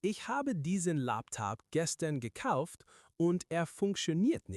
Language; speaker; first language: German; non-native, learner; English